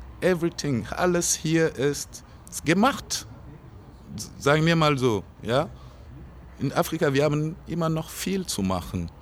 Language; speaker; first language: German; non-native, fluent; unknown